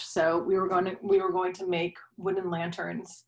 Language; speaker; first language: English; native; English